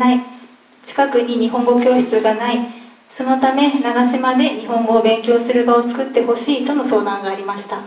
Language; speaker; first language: Japanese; native; Japanese